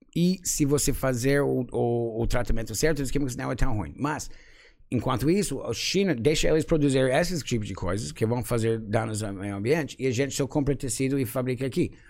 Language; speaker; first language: Portuguese; non-native, fluent; English